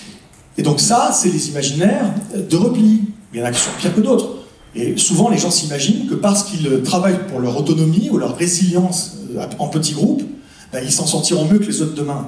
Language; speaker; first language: French; native; French